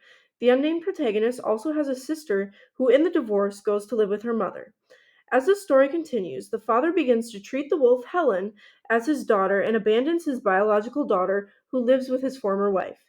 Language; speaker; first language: English; native; English